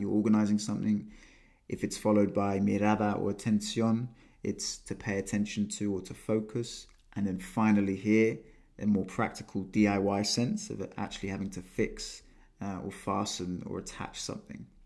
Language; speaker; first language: English; native; English